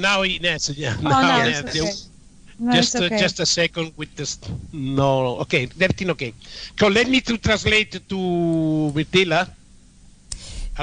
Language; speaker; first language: English; non-native, learner; Italian